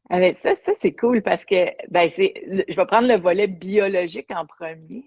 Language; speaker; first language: French; native; French